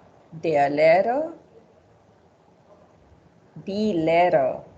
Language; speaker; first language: German; non-native, fluent; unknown